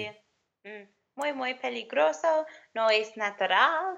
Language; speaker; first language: Spanish; non-native, learner; English